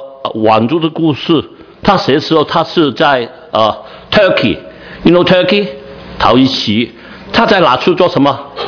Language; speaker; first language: Chinese; non-native, learner; Cantonese